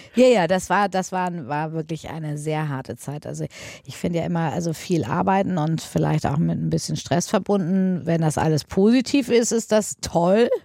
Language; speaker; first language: German; native; German